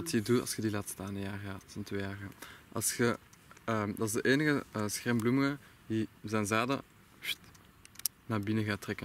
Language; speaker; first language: Dutch; native; Dutch